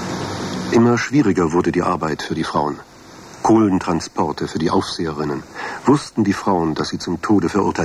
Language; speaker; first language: German; native; German